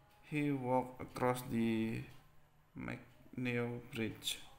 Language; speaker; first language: English; non-native, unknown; Indonesian